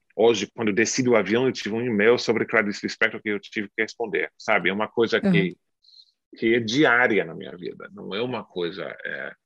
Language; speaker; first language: Portuguese; non-native, fluent; English